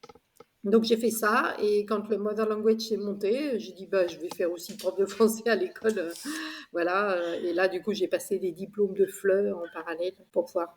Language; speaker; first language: French; native; French